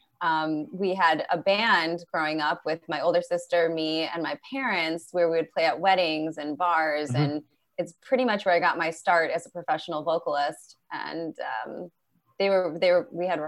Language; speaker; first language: English; native; English